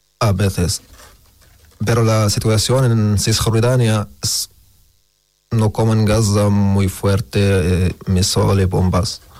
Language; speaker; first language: Spanish; non-native, learner; Arabic